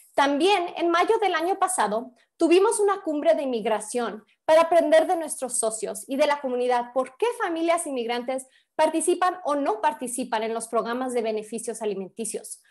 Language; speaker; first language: Spanish; early bilingual, heritage; Spanish